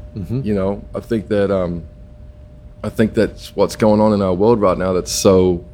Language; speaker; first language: English; native; English